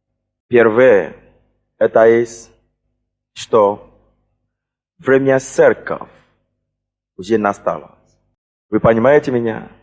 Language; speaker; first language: Russian; non-native, fluent; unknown